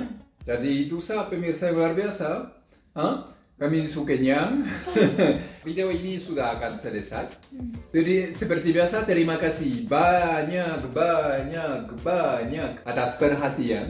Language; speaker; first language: Indonesian; non-native, fluent; French